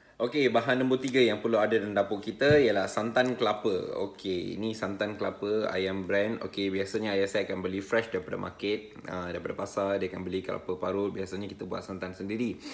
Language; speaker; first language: Malay; non-native, local second language; Tamil